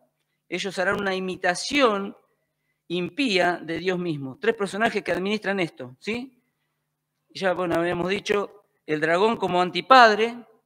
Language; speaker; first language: Spanish; native; Spanish